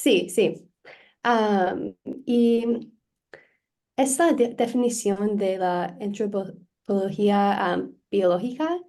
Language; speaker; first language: Spanish; non-native, learner; English